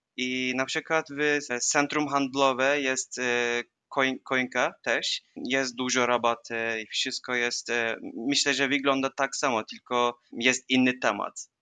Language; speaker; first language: Polish; non-native, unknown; Turkish